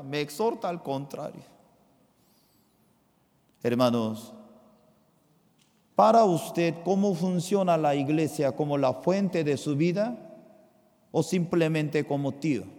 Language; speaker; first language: Spanish; non-native, fluent; Korean